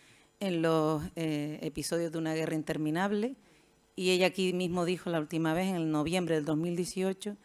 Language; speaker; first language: Spanish; native; Spanish